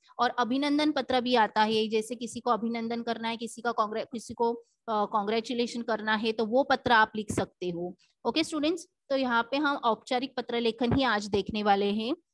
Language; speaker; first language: Hindi; non-native, local second language; Marathi